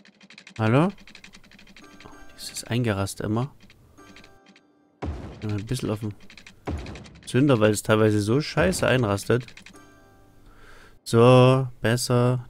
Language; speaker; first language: German; native; German